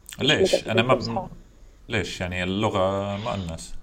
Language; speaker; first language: Arabic; non-native, fluent; English